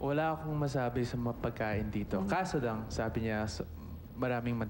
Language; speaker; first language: Filipino; non-native, fluent; English